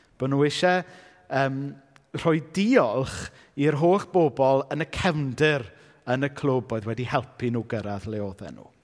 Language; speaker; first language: Welsh; native; Welsh